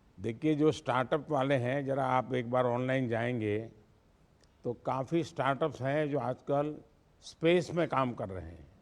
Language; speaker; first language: Hindi; non-native, local second language; Gujarati